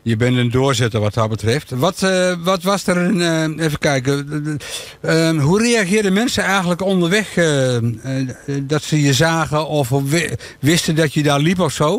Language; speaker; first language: Dutch; native; Dutch